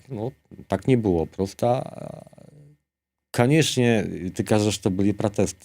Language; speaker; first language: Polish; non-native, local second language; Belarusian